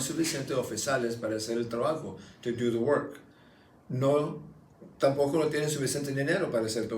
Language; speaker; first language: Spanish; early bilingual, heritage; Spanish